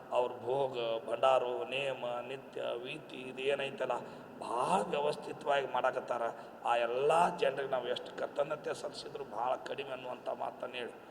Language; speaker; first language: Kannada; non-native, local second language; Lambadi